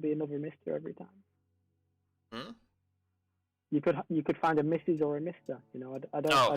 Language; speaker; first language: English; native; English